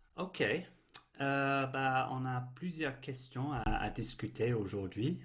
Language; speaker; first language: French; non-native, fluent; English